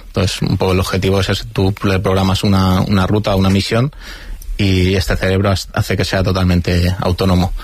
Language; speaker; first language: Spanish; native; Spanish